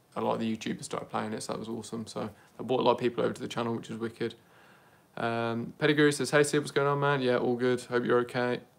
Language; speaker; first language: English; native; English